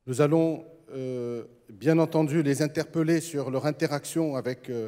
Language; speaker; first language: French; non-native, local second language; Arabic